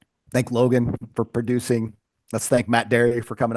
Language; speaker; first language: English; native; English